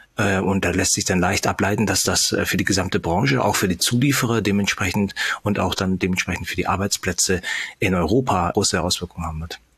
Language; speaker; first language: German; early bilingual, other home language; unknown